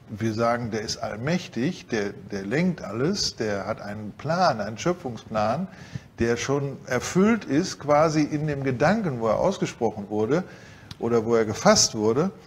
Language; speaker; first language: German; native; German